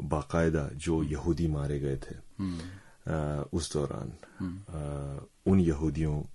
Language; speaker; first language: Hindi; native; Hindi